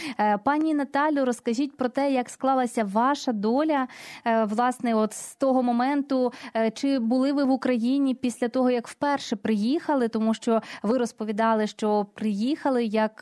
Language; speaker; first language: Ukrainian; native; Ukrainian